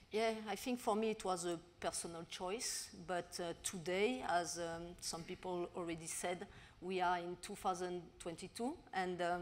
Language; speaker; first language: English; non-native, learner; French